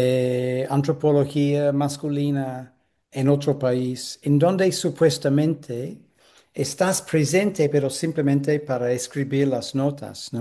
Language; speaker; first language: Spanish; non-native, fluent; English